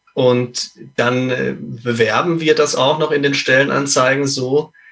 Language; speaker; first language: German; native; German